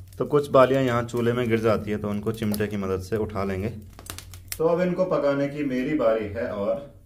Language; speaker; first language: Hindi; non-native, local second language; Garhwali